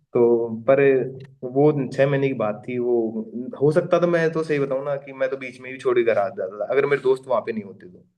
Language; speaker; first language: Hindi; native; Hindi